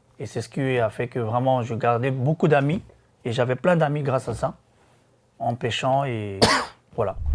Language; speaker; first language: French; non-native, local second language; Korean